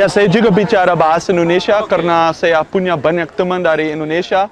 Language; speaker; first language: Indonesian; non-native, learner; Dutch